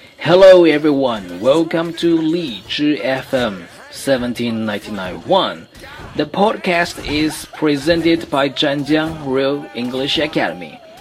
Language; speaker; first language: English; non-native, fluent; Chinese